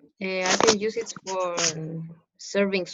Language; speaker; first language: English; non-native, learner; Spanish